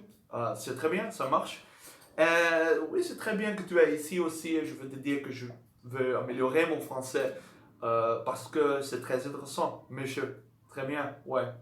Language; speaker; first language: French; non-native, learner; Dutch